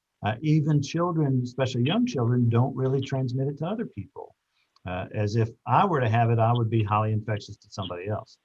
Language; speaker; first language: English; native; English